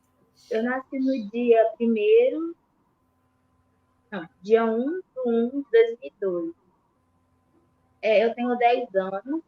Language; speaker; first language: Portuguese; early bilingual, other home language; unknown